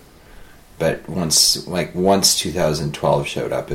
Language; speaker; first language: English; native; English